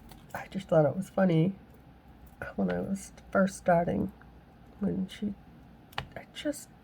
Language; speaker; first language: English; native; English